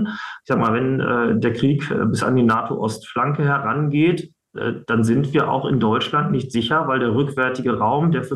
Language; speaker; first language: German; native; German